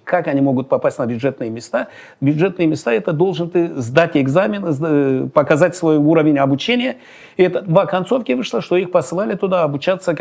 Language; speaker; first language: Russian; non-native, local second language; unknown